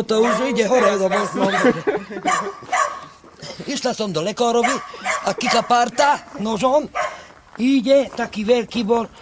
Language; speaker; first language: Slovak; non-native, local second language; Hungarian